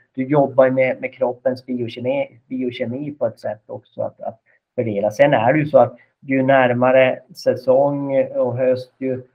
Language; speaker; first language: Swedish; native; Swedish